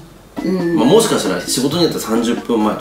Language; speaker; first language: Japanese; native; Japanese